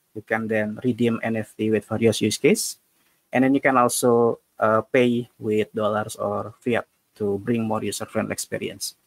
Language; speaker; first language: English; non-native, fluent; Indonesian